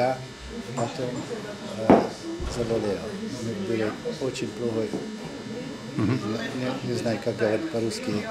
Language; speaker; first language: Russian; non-native, local second language; Latvian